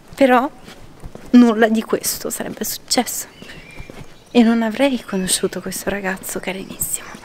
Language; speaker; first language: Italian; early bilingual, other home language; Romanian